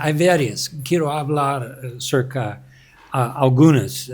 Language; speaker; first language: Spanish; non-native, learner; English